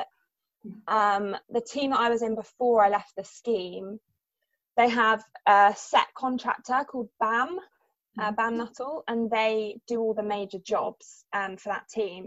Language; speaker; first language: English; native; English